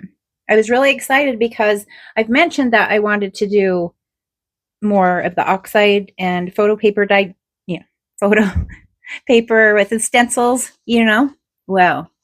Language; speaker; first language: English; native; English